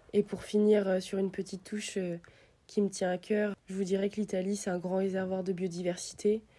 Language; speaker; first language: French; early bilingual, other home language; Italian